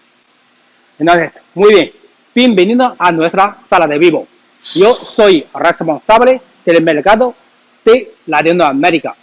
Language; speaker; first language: Spanish; non-native, learner; Chinese